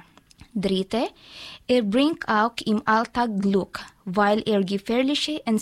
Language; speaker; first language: German; non-native, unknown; Filipino